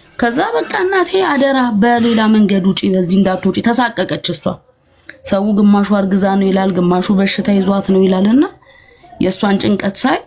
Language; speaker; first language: Amharic; native; Amharic